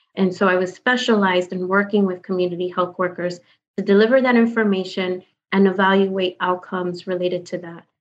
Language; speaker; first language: English; native; English